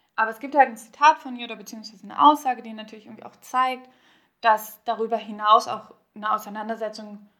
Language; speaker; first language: German; native; German